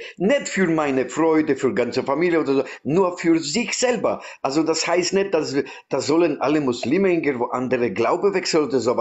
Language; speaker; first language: German; non-native, learner; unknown